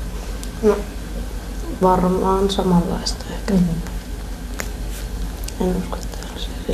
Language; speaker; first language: Finnish; early bilingual, other home language; Persian